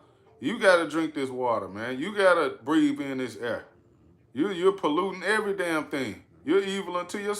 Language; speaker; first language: English; native; English